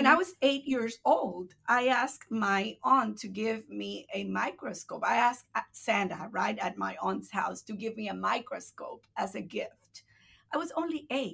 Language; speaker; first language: English; non-native, fluent; Spanish